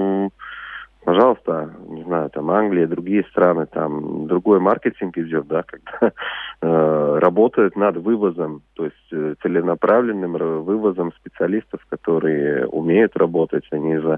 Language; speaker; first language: Russian; native; Russian